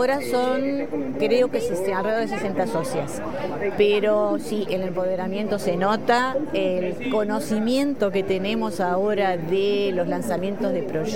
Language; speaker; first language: Spanish; native; Spanish